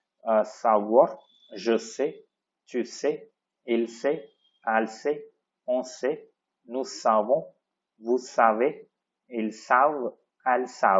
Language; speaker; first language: French; non-native, fluent; Tamil